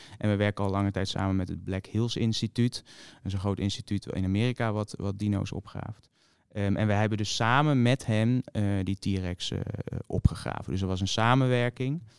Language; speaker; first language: Dutch; native; Dutch